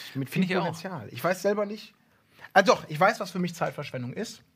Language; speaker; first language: German; native; German